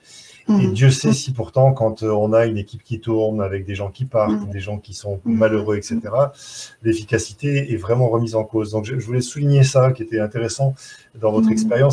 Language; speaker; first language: French; native; French